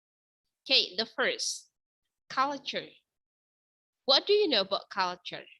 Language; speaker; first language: English; non-native, fluent; Indonesian